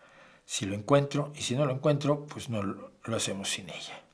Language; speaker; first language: Spanish; native; Spanish